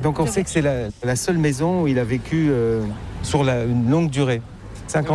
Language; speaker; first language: French; native; French